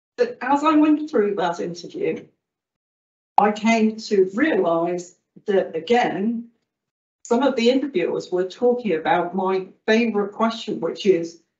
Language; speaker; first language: English; native; English